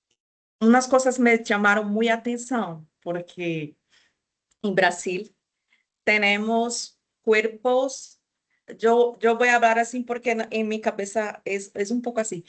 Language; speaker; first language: Spanish; non-native, fluent; Portuguese